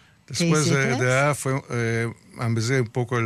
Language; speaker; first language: Spanish; early bilingual, heritage; Spanish